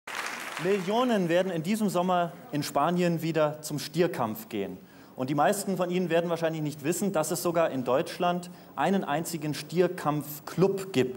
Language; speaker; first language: German; native; German